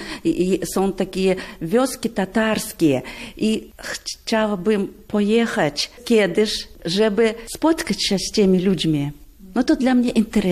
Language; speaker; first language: Polish; non-native, learner; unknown